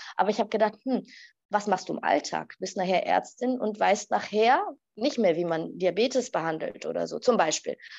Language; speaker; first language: German; early bilingual, other home language; Arabic